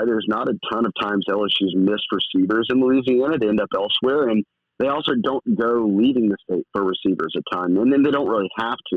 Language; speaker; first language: English; native; English